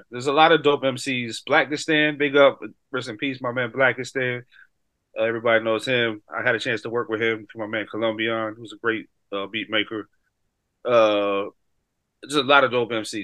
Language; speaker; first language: English; native; English